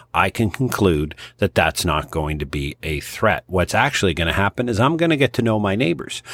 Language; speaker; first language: English; native; English